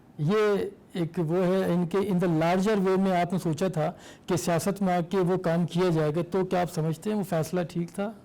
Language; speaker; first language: Urdu; native; Urdu